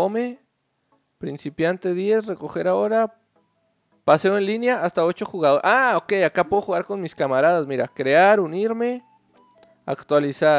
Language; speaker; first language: Spanish; native; Spanish